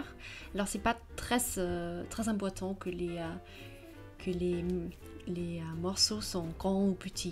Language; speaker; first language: French; non-native, fluent; Danish